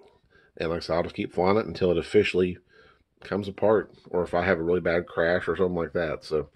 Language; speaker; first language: English; native; English